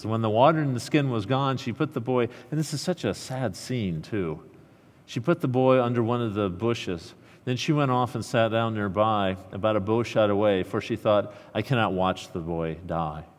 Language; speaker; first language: English; native; English